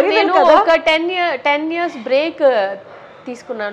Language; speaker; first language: Telugu; non-native, local second language; Tamil